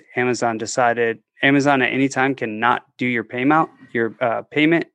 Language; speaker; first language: English; native; English